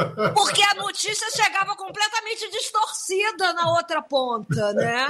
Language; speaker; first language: Portuguese; native; Portuguese